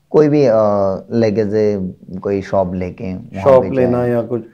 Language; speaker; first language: Hindi; non-native, local second language; Bangla